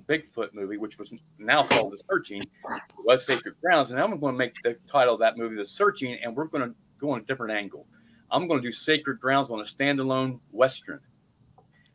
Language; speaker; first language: English; native; English